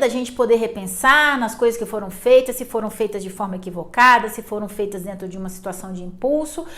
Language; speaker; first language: Portuguese; native; Portuguese